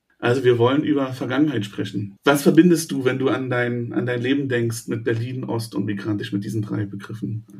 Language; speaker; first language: German; native; German